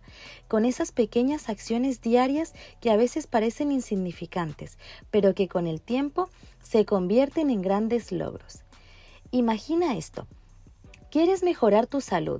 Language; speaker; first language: Spanish; native; Spanish